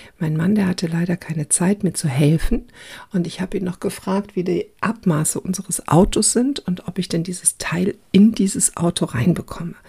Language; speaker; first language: German; early bilingual, other home language; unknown